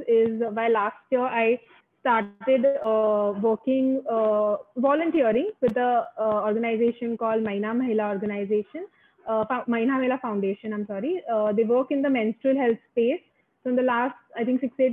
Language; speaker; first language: English; non-native, local second language; Marathi